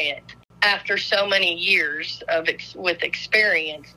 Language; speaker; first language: English; native; English